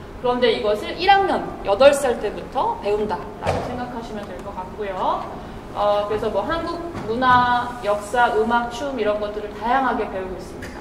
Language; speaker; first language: Korean; native; Korean